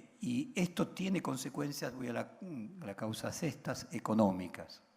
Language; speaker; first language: Spanish; native; Spanish